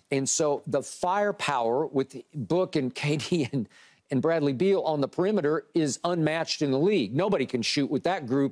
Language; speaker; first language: English; native; English